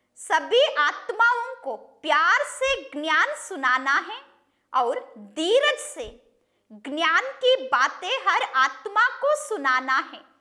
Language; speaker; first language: Hindi; non-native, local second language; Kannada